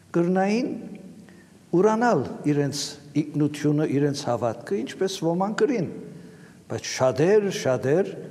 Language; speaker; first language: Armenian; native; Armenian